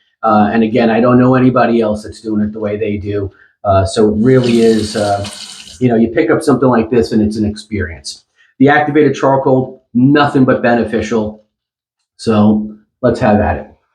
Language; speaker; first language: English; native; English